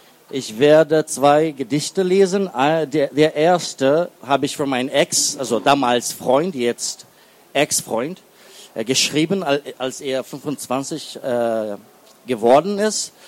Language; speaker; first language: German; non-native, learner; Portuguese